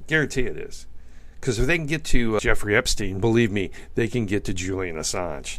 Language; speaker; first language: English; native; English